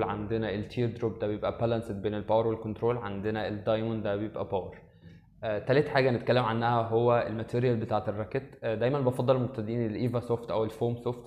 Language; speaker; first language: Arabic; native; Arabic